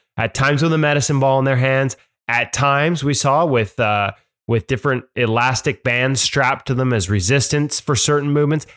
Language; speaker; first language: English; native; English